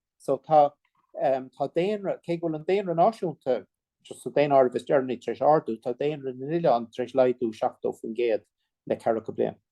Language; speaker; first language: Irish; non-native, local second language; English